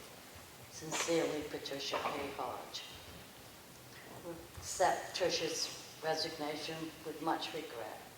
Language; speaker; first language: English; native; English